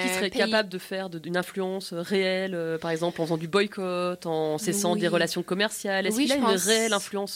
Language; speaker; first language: French; native; French